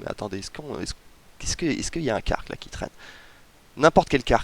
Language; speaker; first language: French; native; French